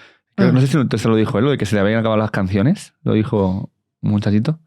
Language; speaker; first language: Spanish; native; Spanish